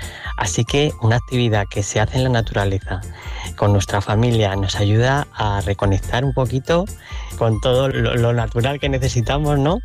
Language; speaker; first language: Spanish; native; Spanish